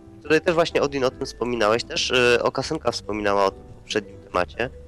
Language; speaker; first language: Polish; native; Polish